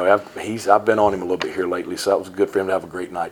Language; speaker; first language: English; native; English